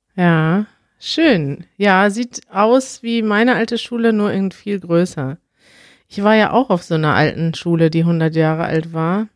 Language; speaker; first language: German; native; German